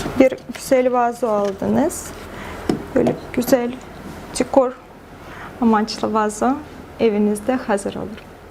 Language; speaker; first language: Turkish; non-native, fluent; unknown